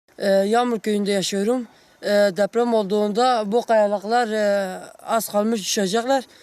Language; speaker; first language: Turkish; non-native, local second language; Kurdish